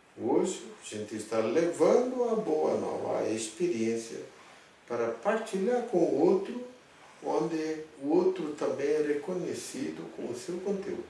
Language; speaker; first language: Portuguese; non-native, fluent; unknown